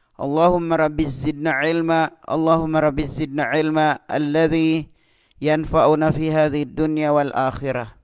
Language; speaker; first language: Arabic; non-native, fluent; Filipino